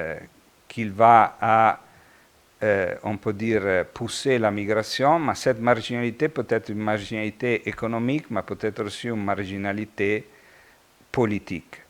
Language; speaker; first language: French; non-native, fluent; Italian